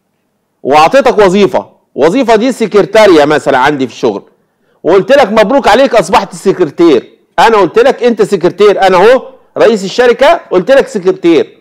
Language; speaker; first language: Arabic; native; Arabic